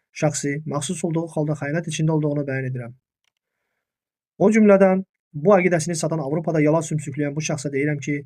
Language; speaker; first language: Azerbaijani; non-native, local second language; Talysh